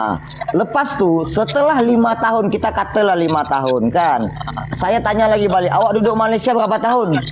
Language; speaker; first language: Malay; native; Malay